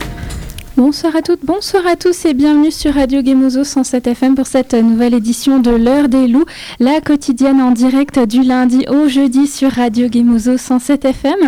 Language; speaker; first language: French; native; French